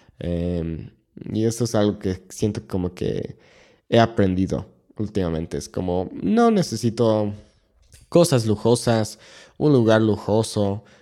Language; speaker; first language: Spanish; non-native, fluent; English